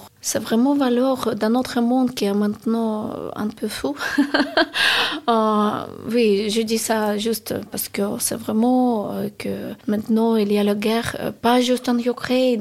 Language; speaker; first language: French; non-native, learner; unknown